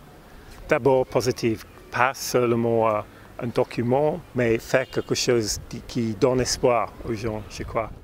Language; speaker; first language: French; non-native, fluent; English